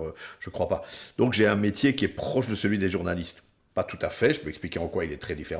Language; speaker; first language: French; native; French